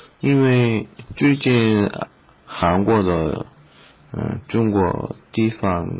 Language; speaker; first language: Chinese; non-native, learner; Korean